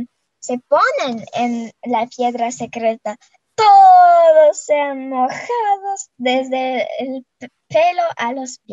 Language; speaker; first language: Spanish; non-native, fluent; Russian